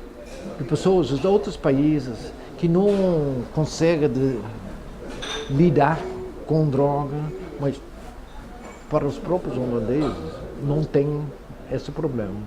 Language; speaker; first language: Portuguese; non-native, fluent; Dutch